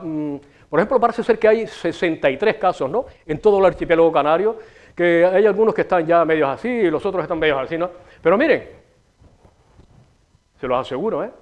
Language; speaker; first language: Spanish; native; Spanish